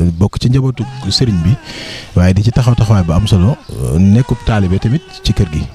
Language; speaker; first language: Wolof; native; Wolof